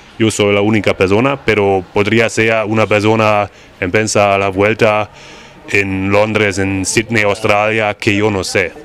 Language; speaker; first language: Spanish; non-native, learner; German